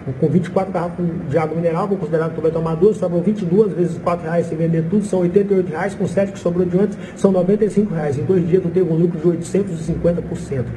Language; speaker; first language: Portuguese; native; Portuguese